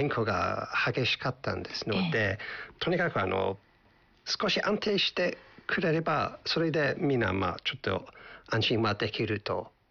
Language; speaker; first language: Japanese; non-native, fluent; English